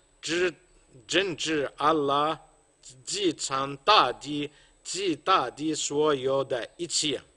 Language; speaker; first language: Chinese; non-native, fluent; Arabic